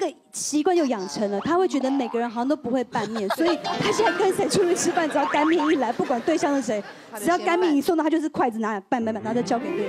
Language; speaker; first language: Chinese; native; Chinese